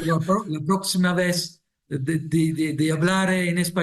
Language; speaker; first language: Spanish; non-native, learner; Italian